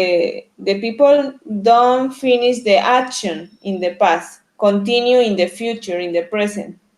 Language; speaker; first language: English; non-native, learner; Spanish